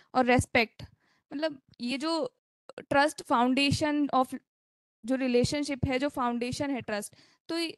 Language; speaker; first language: Hindi; native; Hindi